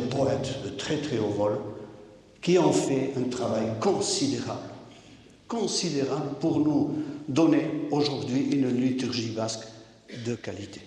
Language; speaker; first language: French; native; French